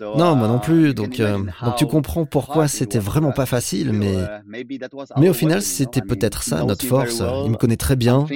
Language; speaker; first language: French; non-native, fluent; Polish